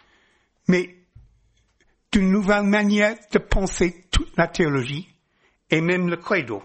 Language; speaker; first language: French; non-native, fluent; English